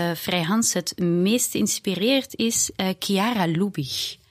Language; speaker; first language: Dutch; native; Dutch